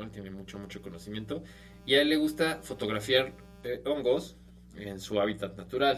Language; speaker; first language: Spanish; native; Spanish